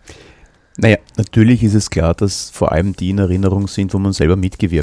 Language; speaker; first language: German; native; German